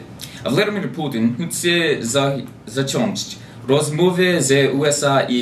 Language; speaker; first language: Polish; non-native, learner; English